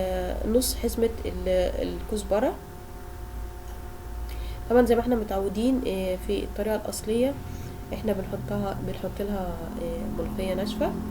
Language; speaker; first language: Arabic; native; Arabic